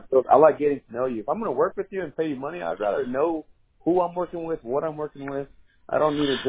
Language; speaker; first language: English; early bilingual, other home language; Spanish